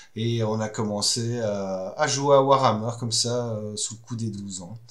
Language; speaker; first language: French; native; French